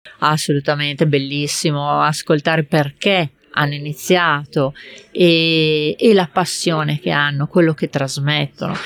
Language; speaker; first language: Italian; native; Italian